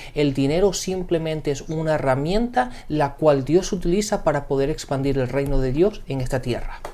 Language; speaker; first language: Spanish; early bilingual, heritage; Spanish